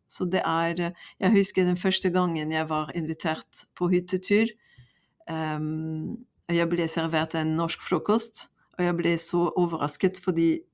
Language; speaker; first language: Norwegian; non-native, fluent; French